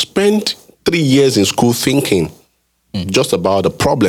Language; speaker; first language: English; non-native, local second language; Yoruba